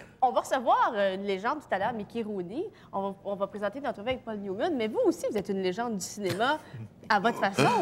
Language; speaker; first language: French; native; French